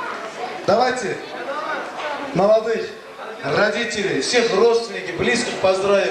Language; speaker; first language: Russian; non-native, local second language; Azerbaijani